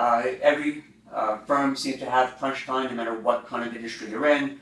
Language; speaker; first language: English; native; English